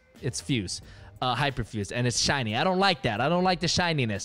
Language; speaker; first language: English; native; English